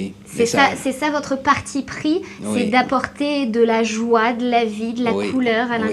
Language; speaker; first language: French; native; French